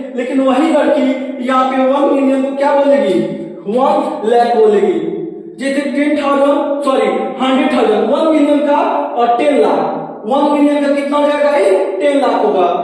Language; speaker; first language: Hindi; native; Hindi